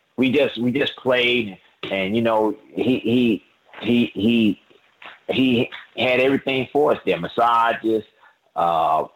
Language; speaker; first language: English; native; English